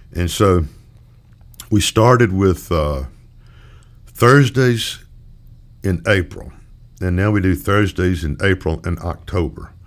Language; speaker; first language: English; native; English